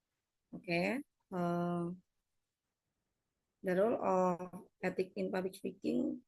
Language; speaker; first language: English; non-native, learner; Indonesian